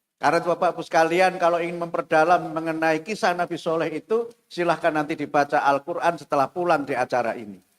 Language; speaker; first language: Indonesian; non-native, local second language; Javanese